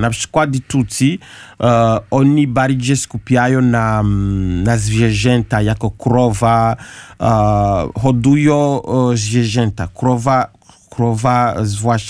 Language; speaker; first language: Polish; non-native, learner; Kinyarwanda